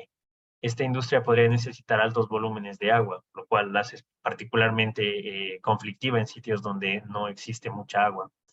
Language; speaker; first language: Spanish; native; Spanish